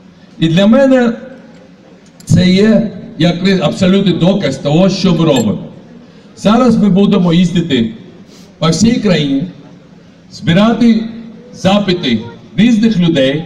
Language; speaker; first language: Ukrainian; non-native, fluent; Georgian